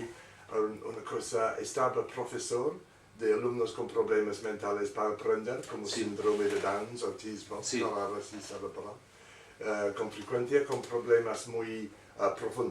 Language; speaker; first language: Spanish; non-native, learner; English